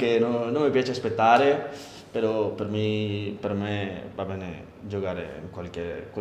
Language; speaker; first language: Italian; non-native, learner; Spanish